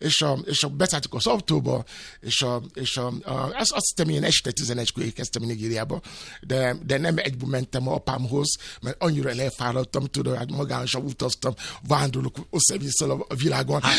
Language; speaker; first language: Hungarian; non-native, fluent; Yoruba